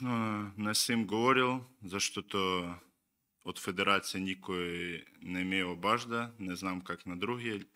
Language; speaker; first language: Bulgarian; non-native, learner; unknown